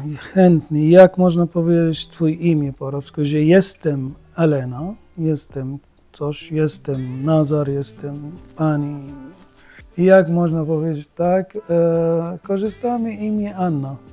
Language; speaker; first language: Polish; non-native, learner; Arabic